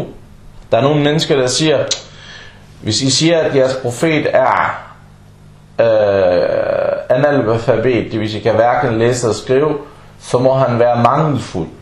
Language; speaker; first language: Danish; non-native, fluent; Arabic